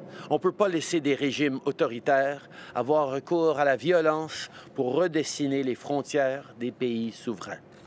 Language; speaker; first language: French; native; French